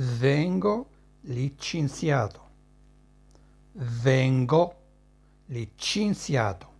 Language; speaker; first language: Italian; non-native, fluent; Arabic